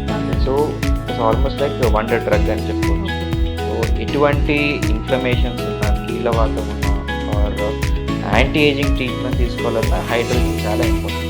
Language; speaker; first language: Telugu; native; Telugu